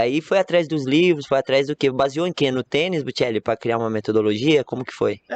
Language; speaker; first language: Portuguese; native; Portuguese